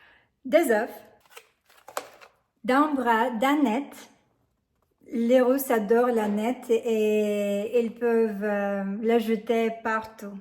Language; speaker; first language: French; non-native, fluent; Russian